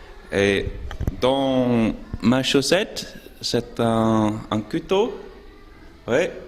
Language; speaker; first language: French; non-native, learner; English